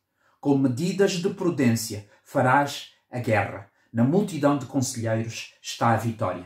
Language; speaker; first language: Portuguese; native; Portuguese